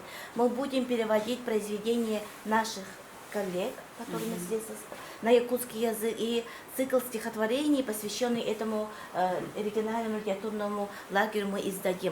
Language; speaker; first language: Russian; non-native, local second language; Yakut